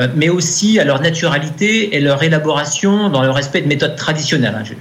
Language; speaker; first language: French; native; French